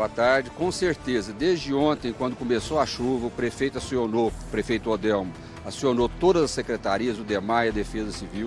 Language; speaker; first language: Portuguese; native; Portuguese